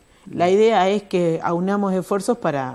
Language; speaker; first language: Spanish; native; Spanish